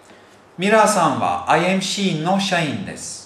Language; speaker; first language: Japanese; non-native, fluent; Turkish